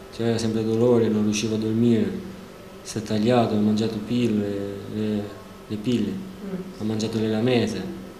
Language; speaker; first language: Italian; non-native, fluent; Arabic